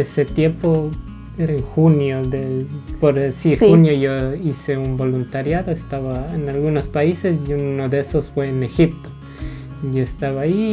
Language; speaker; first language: Spanish; native; Spanish